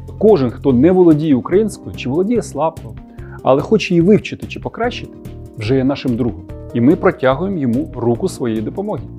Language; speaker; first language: Ukrainian; native; Ukrainian